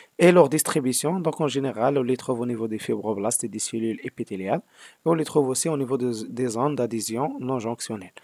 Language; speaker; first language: French; non-native, local second language; Arabic